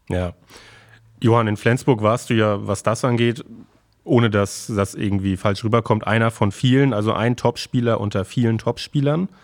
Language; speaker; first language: German; native; German